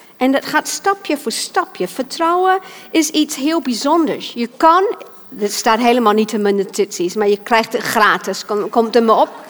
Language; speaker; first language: Dutch; non-native, fluent; English